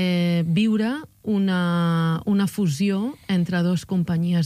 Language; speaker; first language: Catalan; native; Catalan